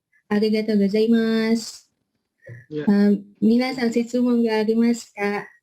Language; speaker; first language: Japanese; non-native, learner; Indonesian